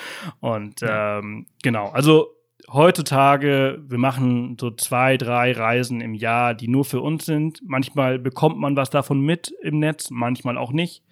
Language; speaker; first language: German; native; German